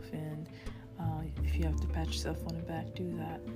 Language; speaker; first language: English; early bilingual, other home language; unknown